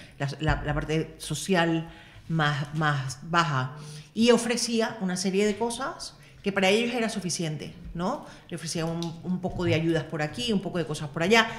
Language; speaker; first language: Spanish; native; Spanish